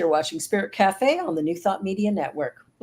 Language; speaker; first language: English; native; English